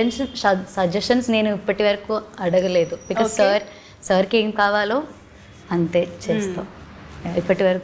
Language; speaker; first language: Telugu; non-native, learner; Malayalam